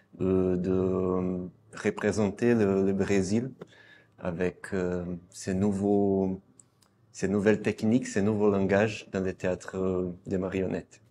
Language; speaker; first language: French; non-native, fluent; Portuguese